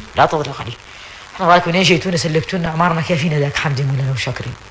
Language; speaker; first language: Arabic; early bilingual, heritage; Arabic